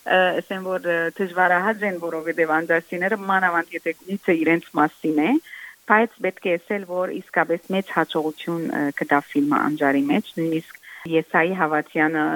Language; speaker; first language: Armenian; native; Armenian